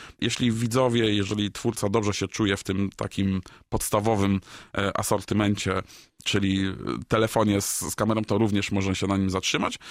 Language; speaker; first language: Polish; native; Polish